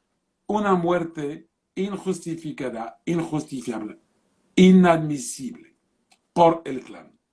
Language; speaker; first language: Spanish; non-native, fluent; French